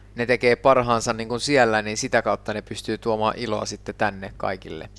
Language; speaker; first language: Finnish; native; Finnish